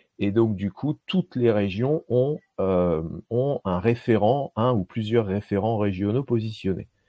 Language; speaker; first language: French; native; French